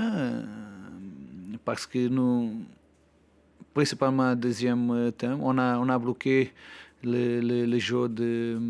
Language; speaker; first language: French; non-native, learner; Portuguese